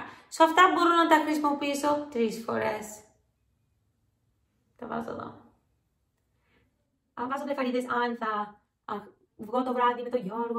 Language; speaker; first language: Greek; early bilingual, heritage; English